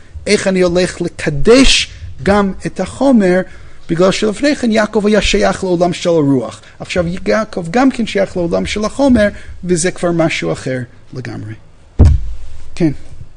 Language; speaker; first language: Hebrew; non-native, fluent; English